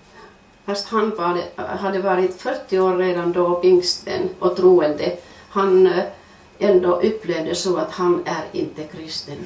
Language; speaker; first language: Swedish; non-native, fluent; Finnish